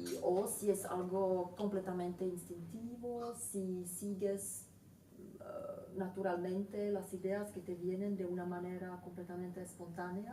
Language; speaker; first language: Spanish; non-native, fluent; Czech